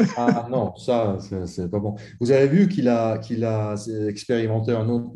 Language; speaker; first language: French; non-native, fluent; Italian